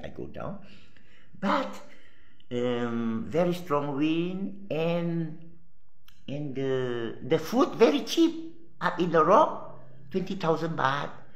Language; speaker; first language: English; non-native, local second language; Min Nan Chinese